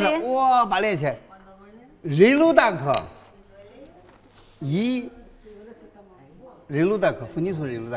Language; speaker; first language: Russian; non-native, learner; Chinese